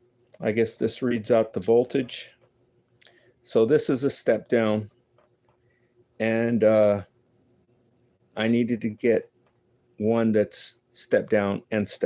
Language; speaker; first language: English; native; English